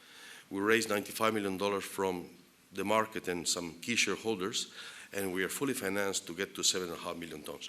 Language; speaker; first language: English; non-native, fluent; Spanish